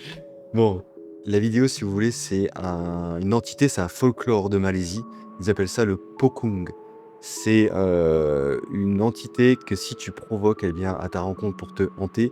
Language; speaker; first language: French; native; French